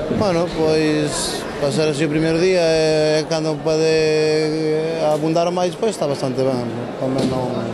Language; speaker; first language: Galician; native; Galician